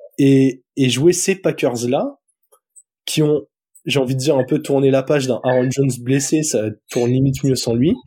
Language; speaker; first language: French; native; French